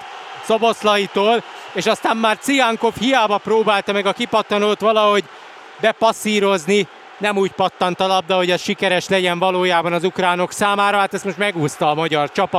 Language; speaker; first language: Hungarian; native; Hungarian